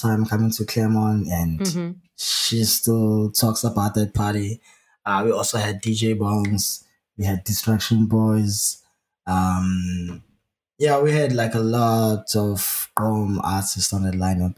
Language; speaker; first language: English; non-native, local second language; Zulu